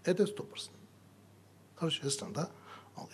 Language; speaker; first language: Russian; non-native, learner; Tibetan